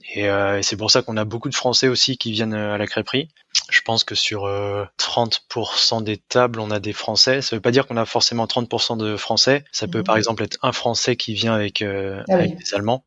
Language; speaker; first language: French; native; French